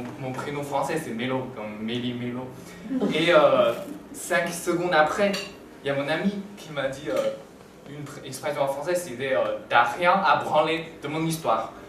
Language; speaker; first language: French; non-native, fluent; Chinese